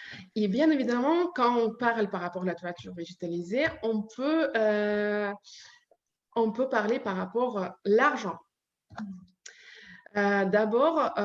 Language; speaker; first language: French; non-native, learner; Ukrainian